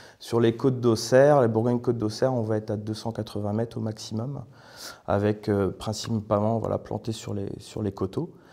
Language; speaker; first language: French; native; French